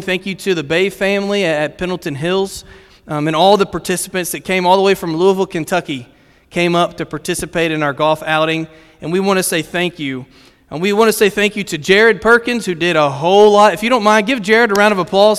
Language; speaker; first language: English; native; English